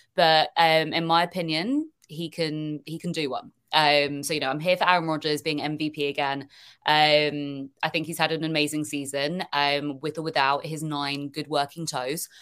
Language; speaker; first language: English; native; English